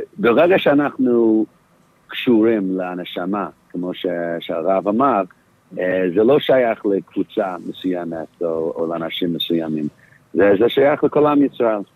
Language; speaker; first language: Hebrew; non-native, fluent; English